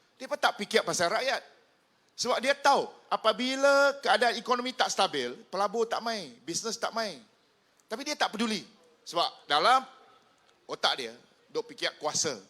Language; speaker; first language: Malay; non-native, local second language; Chinese